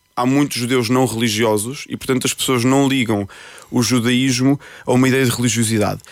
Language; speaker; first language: Portuguese; early bilingual, other home language; Spanish